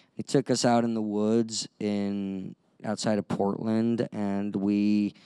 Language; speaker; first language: English; native; English